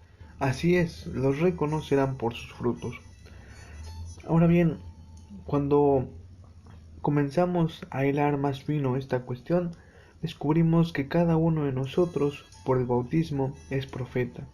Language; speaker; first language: Spanish; native; Spanish